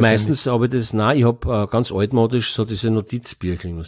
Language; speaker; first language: German; native; German